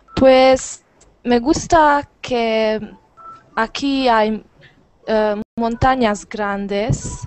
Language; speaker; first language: Spanish; non-native, learner; Hungarian